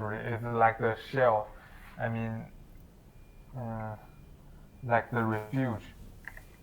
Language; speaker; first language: English; non-native, learner; Chinese